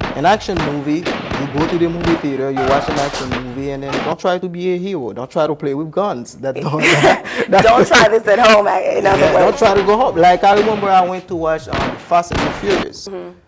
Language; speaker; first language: English; non-native, fluent; Haitian Creole